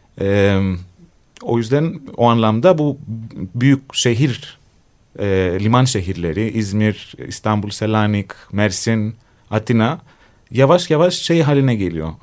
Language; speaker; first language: Turkish; non-native, fluent; Greek